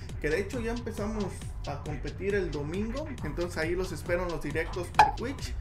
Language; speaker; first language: Spanish; native; Spanish